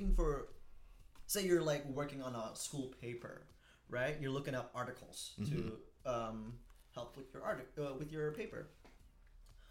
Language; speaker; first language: English; non-native, local second language; Filipino